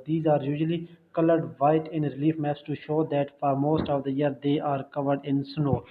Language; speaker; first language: English; non-native, local second language; Urdu